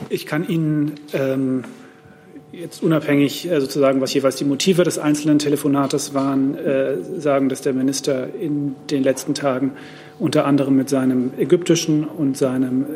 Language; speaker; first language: German; native; German